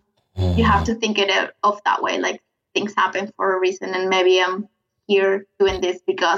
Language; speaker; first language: English; non-native, fluent; Spanish